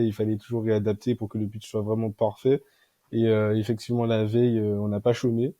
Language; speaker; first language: French; native; French